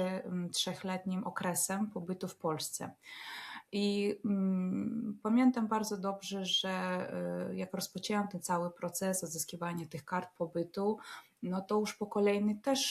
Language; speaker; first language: Polish; non-native, fluent; Russian